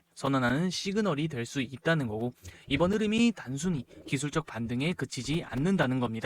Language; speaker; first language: Korean; native; Korean